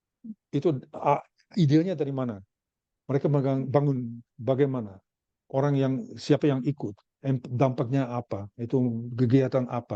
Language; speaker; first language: Indonesian; non-native, learner; Dutch